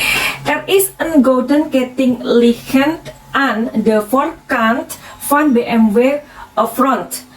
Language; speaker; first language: Dutch; non-native, learner; Indonesian